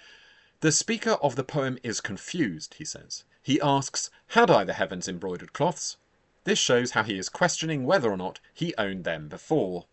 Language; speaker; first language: English; native; English